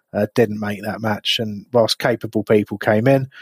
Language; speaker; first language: English; native; English